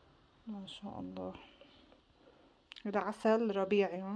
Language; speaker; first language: Arabic; native; Arabic